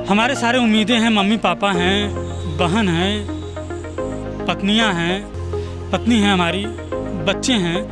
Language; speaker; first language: Hindi; native; Hindi